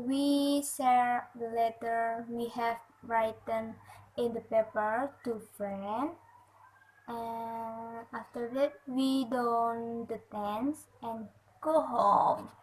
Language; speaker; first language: English; non-native, learner; Indonesian